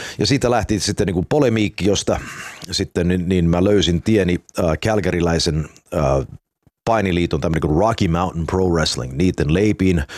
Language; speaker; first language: Finnish; early bilingual, heritage; Finnish